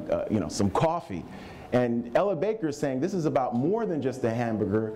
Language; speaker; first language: English; native; English